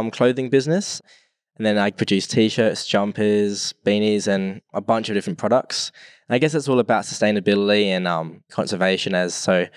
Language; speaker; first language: English; native; English